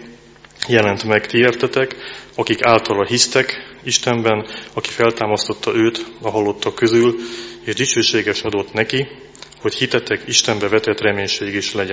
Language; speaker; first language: Hungarian; native; Hungarian